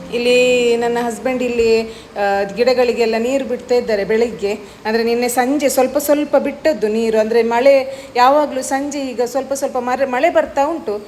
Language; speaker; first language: Kannada; non-native, local second language; Tulu